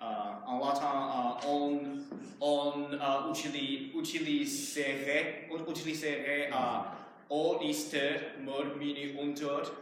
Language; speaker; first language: French; non-native, learner; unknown